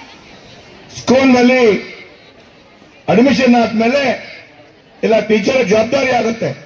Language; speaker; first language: Kannada; non-native, local second language; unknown